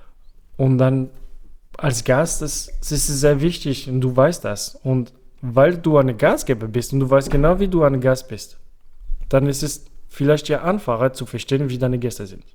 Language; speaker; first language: German; non-native, fluent; French